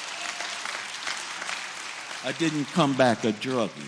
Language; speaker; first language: English; native; English